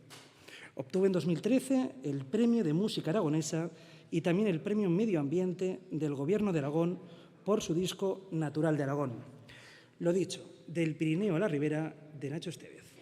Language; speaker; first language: Spanish; native; Spanish